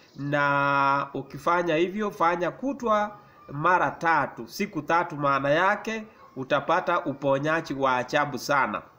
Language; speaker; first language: Swahili; non-native, local second language; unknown